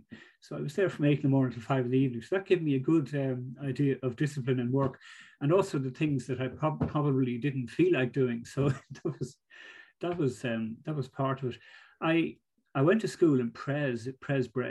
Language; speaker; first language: English; native; English